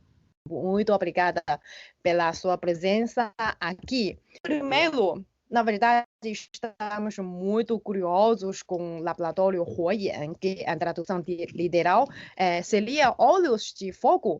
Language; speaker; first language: Portuguese; non-native, fluent; Chinese